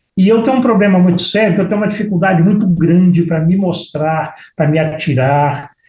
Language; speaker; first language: Portuguese; native; Portuguese